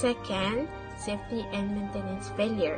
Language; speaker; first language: English; non-native, local second language; Malay